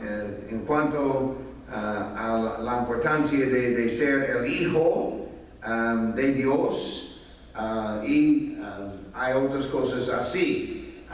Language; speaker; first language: Spanish; non-native, fluent; English